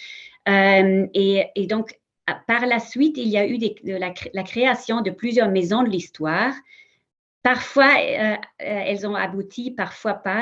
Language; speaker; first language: French; non-native, fluent; German